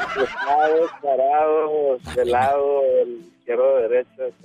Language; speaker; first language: Spanish; native; Spanish